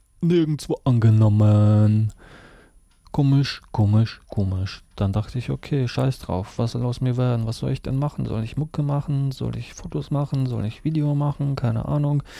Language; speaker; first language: German; early bilingual, other home language; Russian